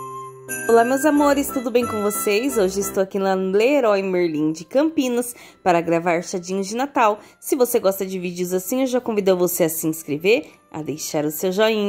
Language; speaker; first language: Portuguese; native; Portuguese